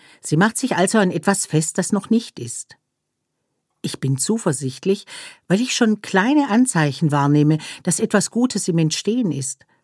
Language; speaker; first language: German; native; German